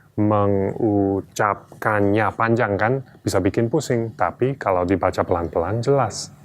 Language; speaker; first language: Indonesian; non-native, fluent; English